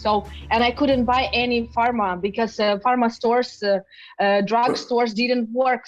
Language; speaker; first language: English; non-native, learner; Russian